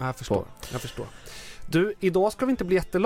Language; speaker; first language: Swedish; native; Swedish